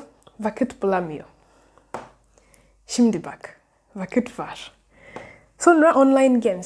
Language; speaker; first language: Turkish; non-native, learner; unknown